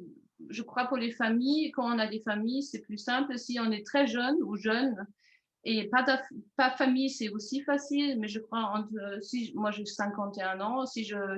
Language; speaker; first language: French; non-native, fluent; German